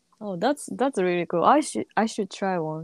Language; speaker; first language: English; non-native, learner; Japanese